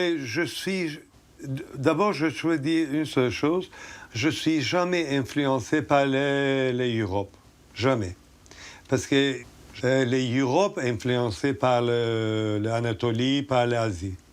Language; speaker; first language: French; non-native, learner; Turkish